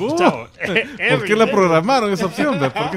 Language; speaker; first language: Spanish; native; Spanish